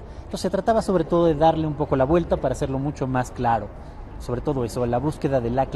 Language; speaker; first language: Spanish; native; Spanish